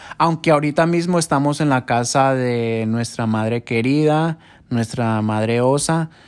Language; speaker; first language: Spanish; early bilingual, heritage; Spanish